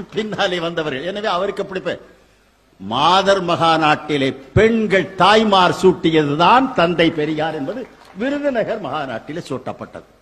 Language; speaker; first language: Tamil; native; Tamil